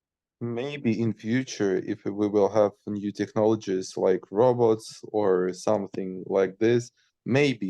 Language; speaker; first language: English; non-native, learner; Ukrainian